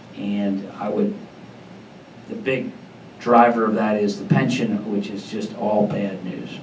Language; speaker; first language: English; native; English